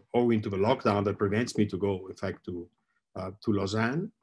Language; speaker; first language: English; non-native, fluent; Italian